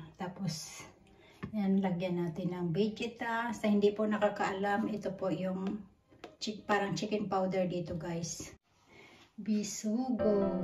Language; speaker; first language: Filipino; native; Filipino